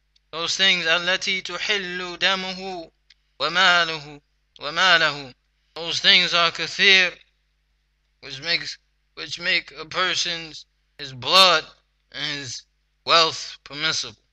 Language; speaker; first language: English; native; English